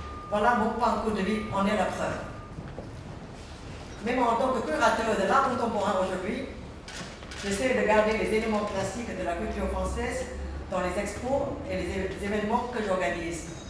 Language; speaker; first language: French; non-native, fluent; Chinese